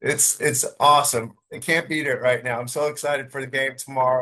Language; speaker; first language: English; native; English